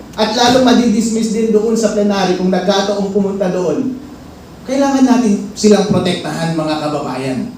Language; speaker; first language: Filipino; non-native, local second language; Iloko